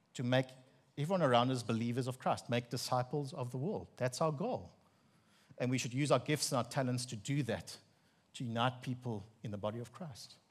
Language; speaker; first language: English; non-native, local second language; Afrikaans